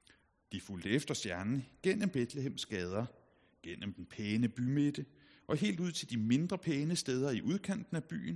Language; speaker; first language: Danish; native; Danish